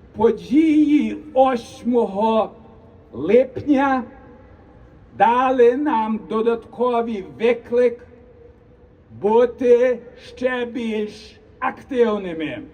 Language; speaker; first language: Ukrainian; early bilingual, heritage; Ukrainian